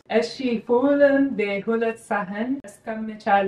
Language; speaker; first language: Amharic; non-native, learner; Arabic